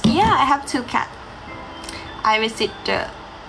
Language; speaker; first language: English; non-native, learner; Thai